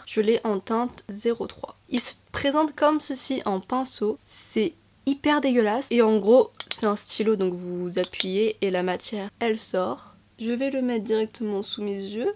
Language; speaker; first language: French; native; French